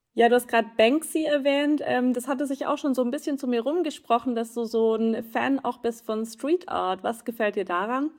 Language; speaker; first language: German; native; German